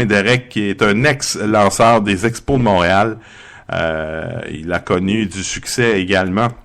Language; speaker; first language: French; native; French